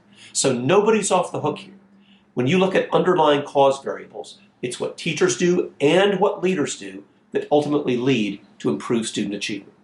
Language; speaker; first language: English; native; English